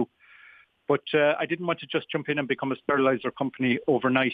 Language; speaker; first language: English; native; English